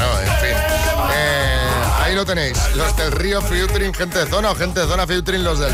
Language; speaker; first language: Spanish; native; Spanish